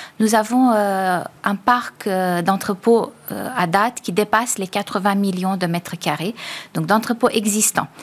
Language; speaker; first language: French; native; French